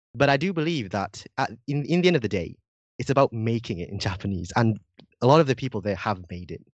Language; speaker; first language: English; non-native, fluent; Indonesian